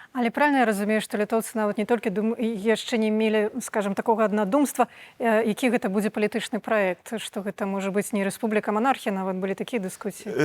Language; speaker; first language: Belarusian; native; Belarusian